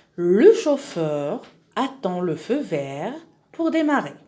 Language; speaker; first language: French; non-native, local second language; Arabic